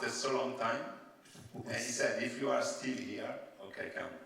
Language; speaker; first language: English; non-native, learner; Italian